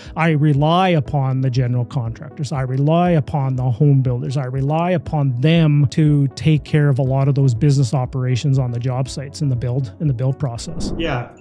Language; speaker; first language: English; native; English